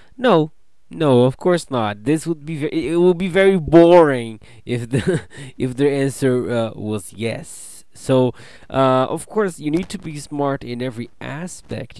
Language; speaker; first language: English; non-native, fluent; Portuguese